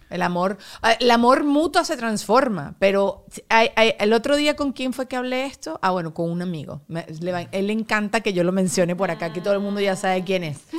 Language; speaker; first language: Spanish; native; Spanish